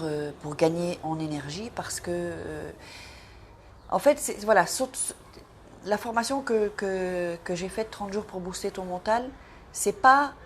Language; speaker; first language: French; native; French